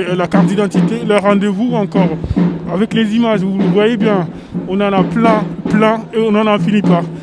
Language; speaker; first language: French; non-native, local second language; Bambara